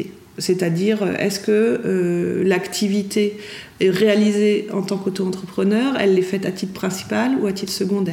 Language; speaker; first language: French; native; French